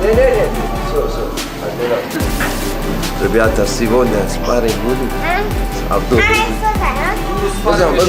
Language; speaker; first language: Russian; non-native, learner; Persian